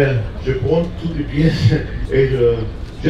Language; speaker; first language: French; non-native, learner; German